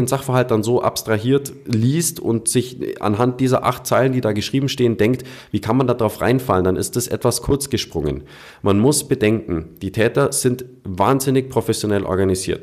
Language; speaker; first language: German; native; German